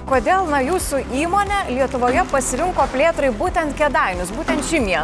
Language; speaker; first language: Lithuanian; native; Lithuanian